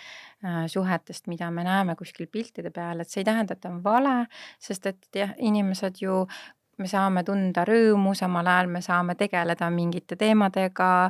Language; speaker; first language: Estonian; native; Estonian